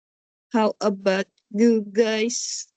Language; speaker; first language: English; non-native, learner; Indonesian